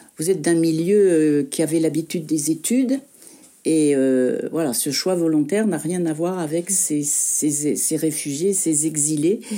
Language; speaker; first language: French; native; French